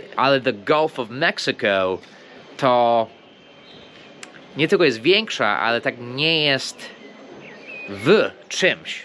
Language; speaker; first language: Polish; early bilingual, heritage; Polish